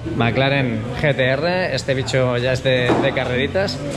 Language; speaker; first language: Spanish; native; Spanish